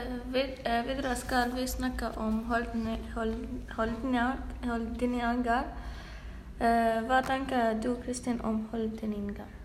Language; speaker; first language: Norwegian; non-native, local second language; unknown